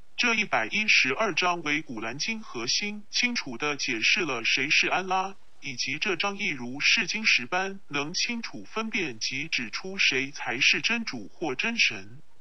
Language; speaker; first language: Chinese; non-native, local second language; Cantonese